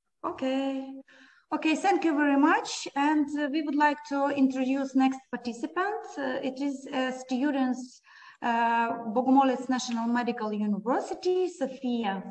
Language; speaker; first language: English; non-native, learner; Ukrainian